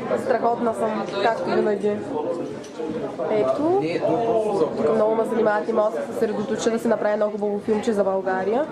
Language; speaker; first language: Bulgarian; native; Bulgarian